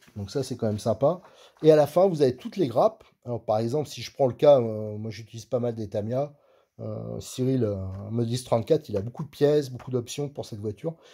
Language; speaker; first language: French; native; French